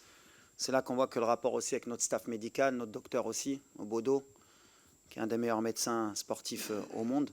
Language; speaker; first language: French; native; French